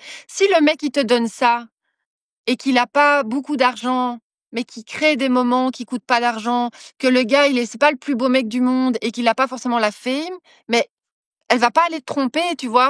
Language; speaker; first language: French; native; French